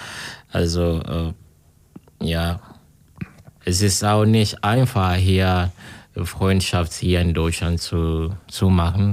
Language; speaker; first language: German; non-native, learner; Kinyarwanda